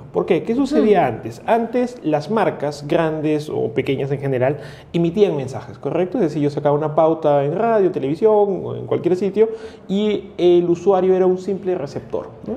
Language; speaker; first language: Spanish; native; Spanish